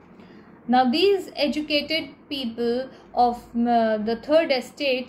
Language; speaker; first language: English; non-native, local second language; Hindi